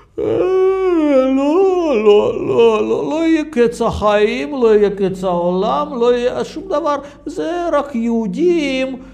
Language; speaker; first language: Hebrew; non-native, fluent; Russian